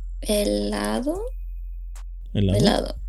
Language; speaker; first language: Spanish; early bilingual, heritage; Spanish